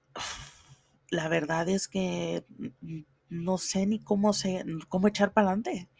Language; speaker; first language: English; native; English